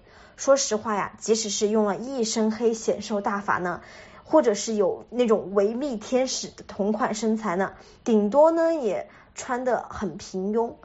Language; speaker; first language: Chinese; native; Chinese